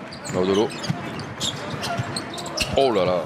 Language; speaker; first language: French; native; French